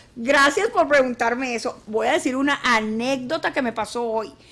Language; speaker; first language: Spanish; native; Spanish